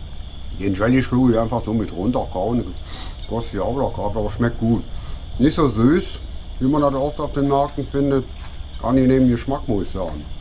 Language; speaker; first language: German; native; German